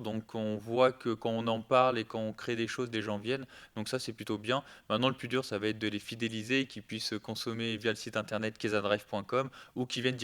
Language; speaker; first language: French; native; French